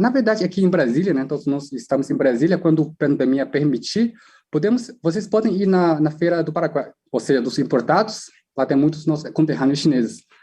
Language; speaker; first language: Portuguese; non-native, fluent; Chinese